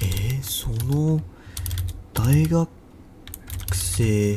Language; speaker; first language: Japanese; non-native, learner; English